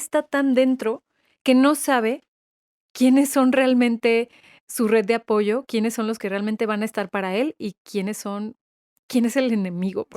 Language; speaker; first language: Spanish; native; Spanish